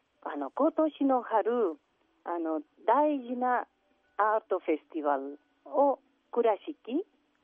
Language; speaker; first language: Japanese; non-native, learner; Catalan